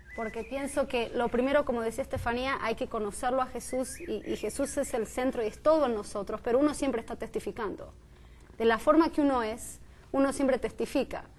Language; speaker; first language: Spanish; native; Spanish